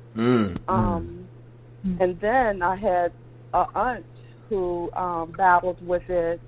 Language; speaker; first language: English; native; English